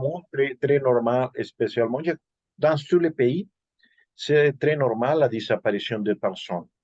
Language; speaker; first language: French; non-native, learner; Spanish